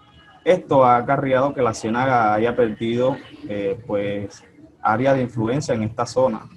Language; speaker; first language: Spanish; native; Spanish